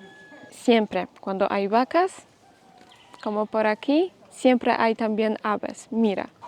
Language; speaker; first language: Spanish; non-native, fluent; Polish